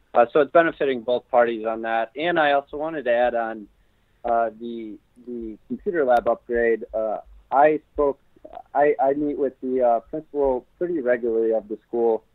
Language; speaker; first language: English; native; English